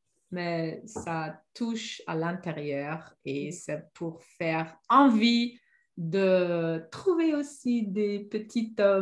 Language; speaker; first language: French; non-native, fluent; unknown